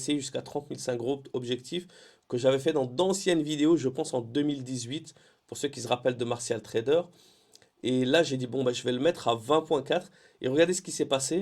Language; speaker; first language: French; native; French